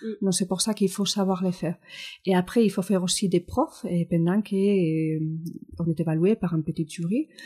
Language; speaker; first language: French; non-native, fluent; Spanish